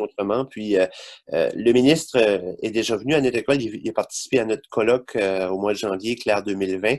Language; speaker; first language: French; native; French